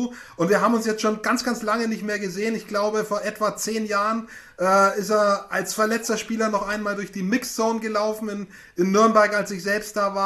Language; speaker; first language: German; native; German